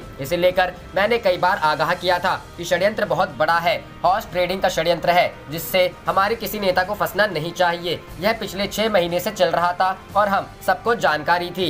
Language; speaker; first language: Hindi; native; Hindi